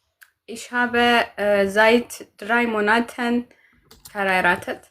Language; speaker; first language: German; non-native, learner; Amharic